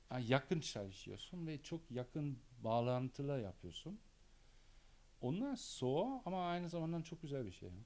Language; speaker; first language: Turkish; non-native, learner; German